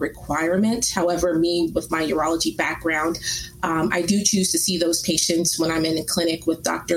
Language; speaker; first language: English; native; English